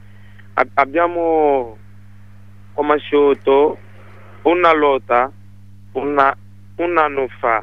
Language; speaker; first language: Italian; non-native, learner; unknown